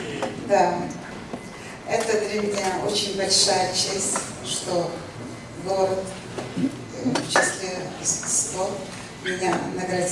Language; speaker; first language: Russian; non-native, local second language; Uzbek